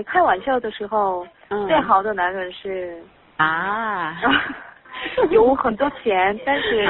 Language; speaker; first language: Chinese; non-native, learner; Korean